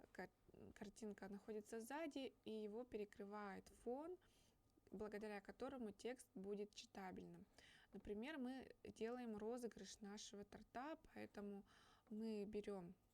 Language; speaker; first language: Russian; native; Russian